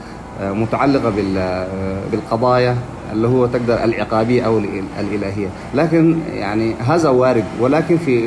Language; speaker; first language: Arabic; native; Arabic